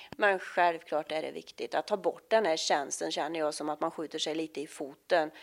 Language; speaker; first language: Swedish; native; Swedish